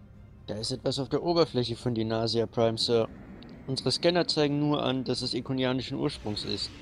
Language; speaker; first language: German; native; German